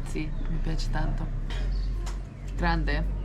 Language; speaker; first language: Italian; non-native, learner; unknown